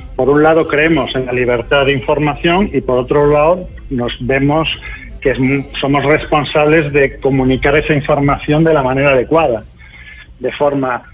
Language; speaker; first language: Spanish; native; Spanish